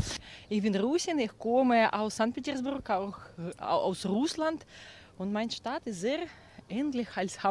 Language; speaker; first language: German; non-native, learner; Russian